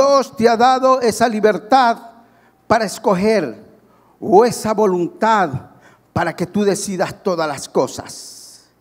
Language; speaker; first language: Spanish; native; Spanish